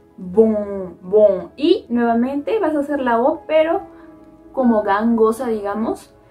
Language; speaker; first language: Spanish; native; Spanish